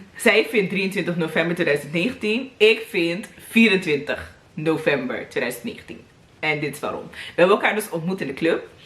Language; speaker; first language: Dutch; native; Dutch